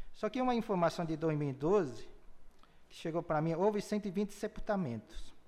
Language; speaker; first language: Portuguese; early bilingual, other home language; Chinese